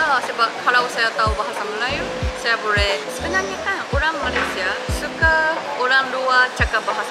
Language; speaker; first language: Indonesian; non-native, fluent; Japanese